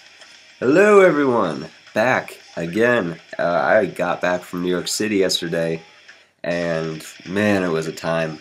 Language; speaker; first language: English; native; English